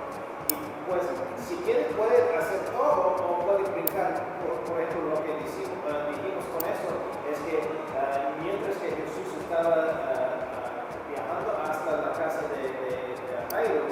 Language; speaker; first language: Spanish; non-native, fluent; English